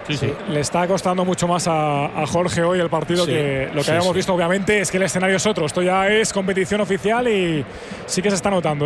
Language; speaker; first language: Spanish; native; Spanish